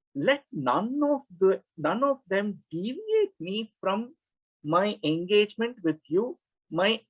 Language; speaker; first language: English; non-native, local second language; Kannada